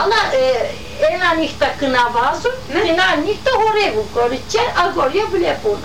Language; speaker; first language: Greek; non-native, local second language; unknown